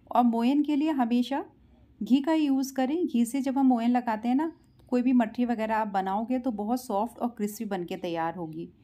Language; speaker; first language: Hindi; native; Hindi